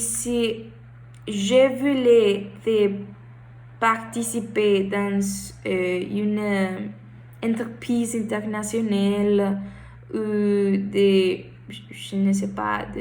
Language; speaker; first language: French; non-native, learner; Spanish